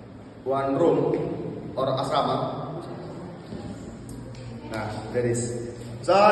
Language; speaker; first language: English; non-native, learner; Indonesian